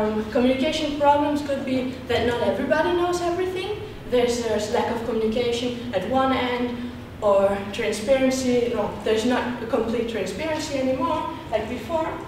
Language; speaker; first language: English; non-native, fluent; German